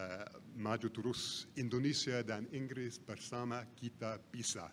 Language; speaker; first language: Indonesian; non-native, fluent; English